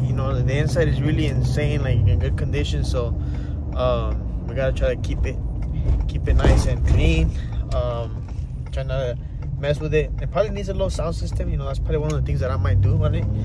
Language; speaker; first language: English; early bilingual, other home language; Spanish